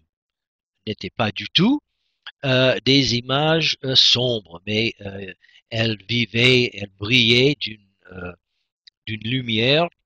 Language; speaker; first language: French; non-native, fluent; English